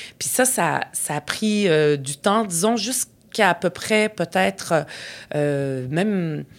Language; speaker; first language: French; early bilingual, other home language; Arabic